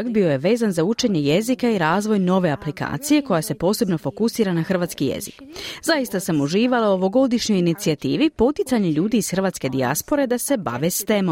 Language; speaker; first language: Serbian; native; Serbian